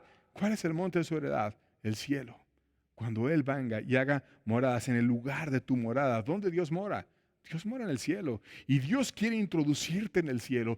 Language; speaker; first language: Spanish; native; Spanish